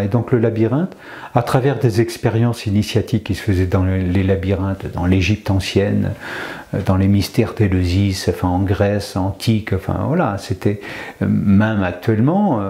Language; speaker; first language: French; native; French